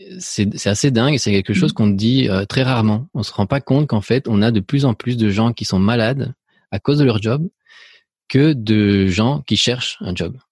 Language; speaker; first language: French; early bilingual, other home language; Spanish